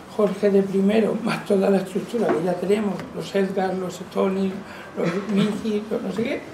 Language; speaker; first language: Spanish; non-native, local second language; Catalan